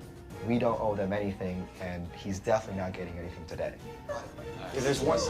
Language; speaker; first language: English; native; English